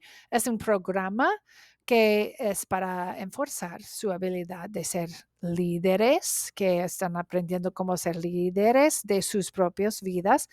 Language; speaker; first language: Spanish; non-native, learner; English